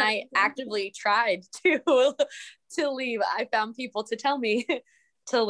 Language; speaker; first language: English; native; English